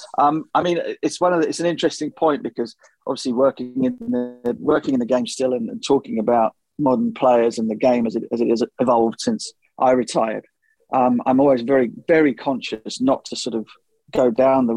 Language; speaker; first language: English; native; English